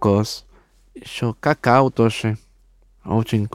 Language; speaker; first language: Russian; non-native, learner; Spanish